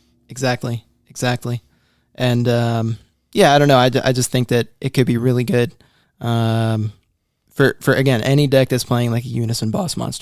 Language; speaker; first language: English; native; English